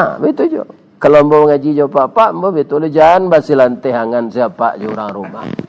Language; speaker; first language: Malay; non-native, local second language; Minangkabau